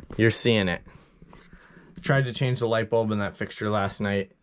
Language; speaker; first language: English; native; English